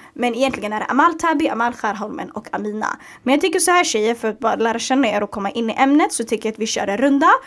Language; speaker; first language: Swedish; early bilingual, other home language; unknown